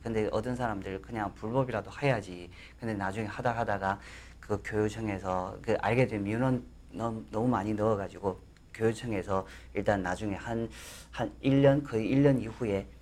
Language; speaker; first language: Korean; non-native, fluent; Chinese